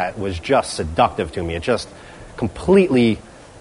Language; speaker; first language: English; native; English